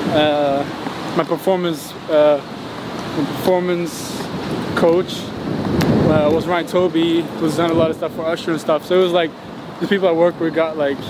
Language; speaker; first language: English; non-native, fluent; Norwegian